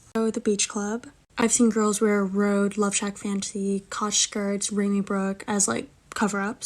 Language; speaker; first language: English; native; English